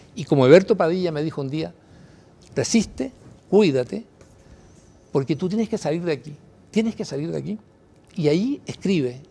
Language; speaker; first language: Spanish; native; Spanish